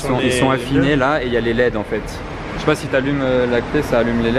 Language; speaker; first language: French; native; French